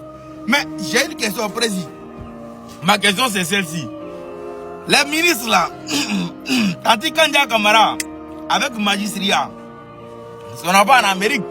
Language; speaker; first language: French; native; French